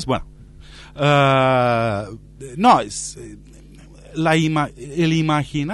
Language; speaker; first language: Spanish; non-native, fluent; Romanian